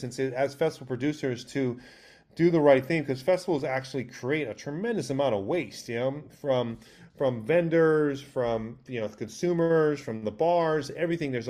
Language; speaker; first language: English; native; English